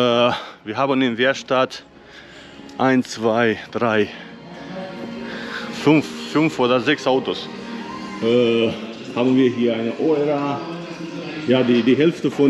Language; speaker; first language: German; non-native, fluent; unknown